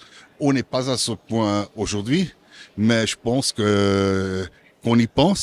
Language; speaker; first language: French; non-native, local second language; German